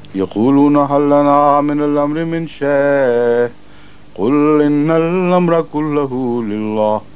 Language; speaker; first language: Arabic; non-native, fluent; Urdu